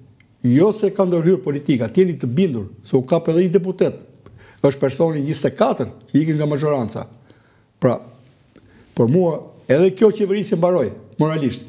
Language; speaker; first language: Albanian; native; Albanian